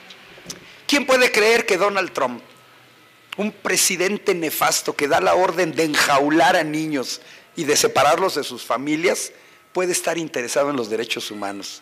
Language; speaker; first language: Spanish; native; Spanish